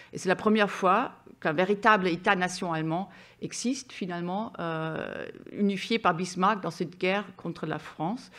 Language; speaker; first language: French; non-native, fluent; German